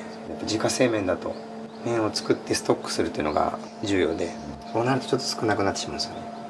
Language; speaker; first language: Japanese; native; Japanese